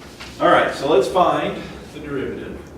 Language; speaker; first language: English; native; English